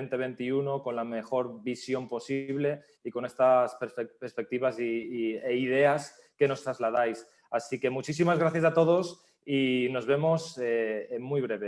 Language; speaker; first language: Spanish; native; Spanish